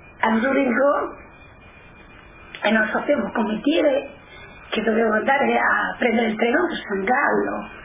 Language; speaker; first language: Italian; native; Italian